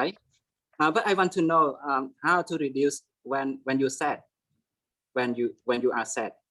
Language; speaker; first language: English; non-native, learner; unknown